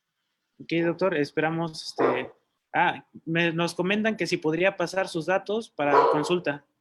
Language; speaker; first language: Spanish; native; Spanish